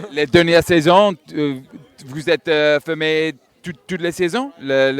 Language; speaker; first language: French; non-native, learner; English